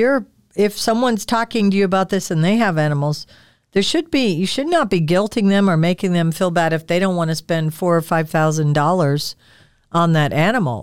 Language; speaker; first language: English; native; English